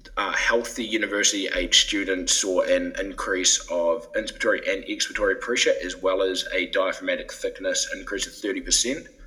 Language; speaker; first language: English; native; English